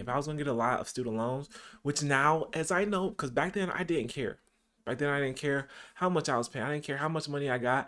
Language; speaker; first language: English; native; English